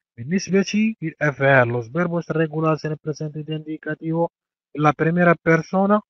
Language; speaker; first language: Spanish; non-native, fluent; Arabic